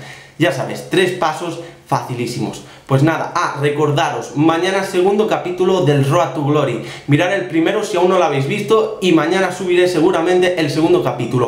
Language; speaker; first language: Spanish; native; Spanish